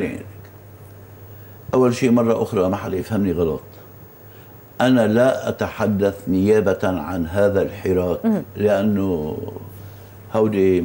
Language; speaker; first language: Arabic; native; Arabic